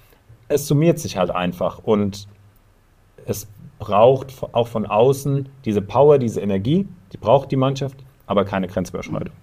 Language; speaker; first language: German; native; German